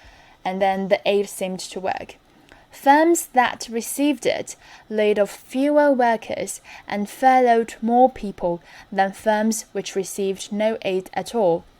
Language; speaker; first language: English; non-native, fluent; Chinese